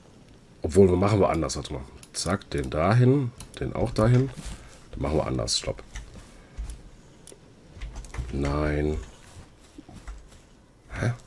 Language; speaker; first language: German; native; German